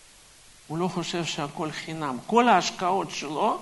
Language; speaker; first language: Hebrew; non-native, fluent; Russian